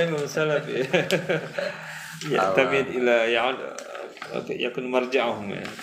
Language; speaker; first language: Arabic; non-native, fluent; Indonesian